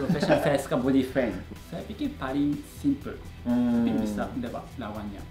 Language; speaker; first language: Indonesian; non-native, learner; Japanese